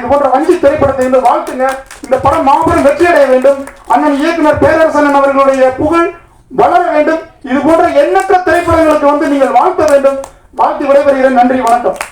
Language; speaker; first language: Tamil; native; Tamil